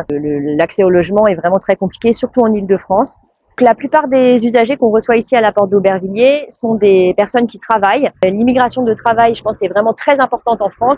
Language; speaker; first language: French; native; French